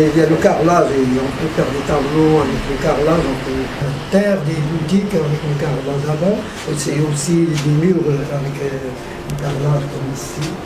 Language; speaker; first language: French; non-native, local second language; Arabic